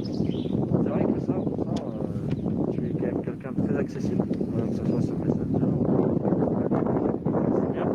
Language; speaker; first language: French; native; French